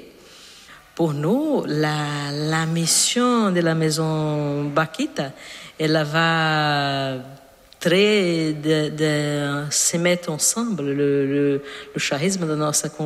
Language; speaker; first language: French; non-native, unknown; Portuguese